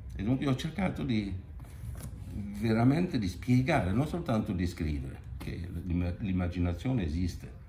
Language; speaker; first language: Italian; non-native, fluent; Swedish